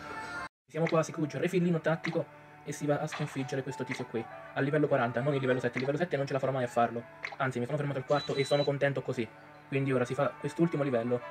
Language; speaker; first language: Italian; native; Italian